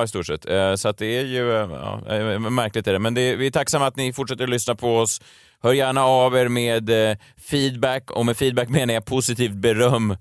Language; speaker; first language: Swedish; native; Swedish